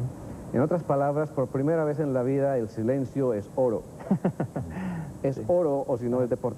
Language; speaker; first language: Spanish; native; Spanish